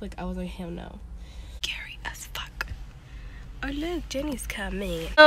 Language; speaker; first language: English; early bilingual, other home language; Spanish